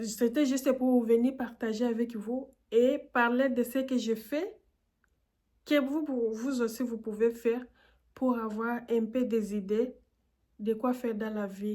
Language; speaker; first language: French; non-native, fluent; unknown